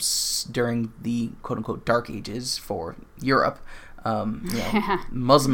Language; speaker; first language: English; native; English